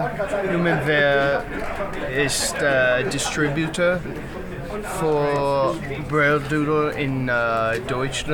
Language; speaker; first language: German; non-native, learner; English